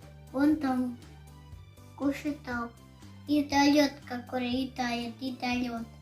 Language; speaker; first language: Russian; non-native, local second language; Kazakh